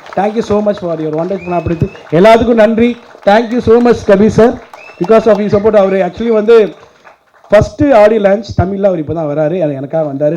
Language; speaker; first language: Tamil; native; Tamil